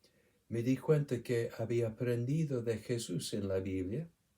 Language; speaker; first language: Spanish; non-native, fluent; English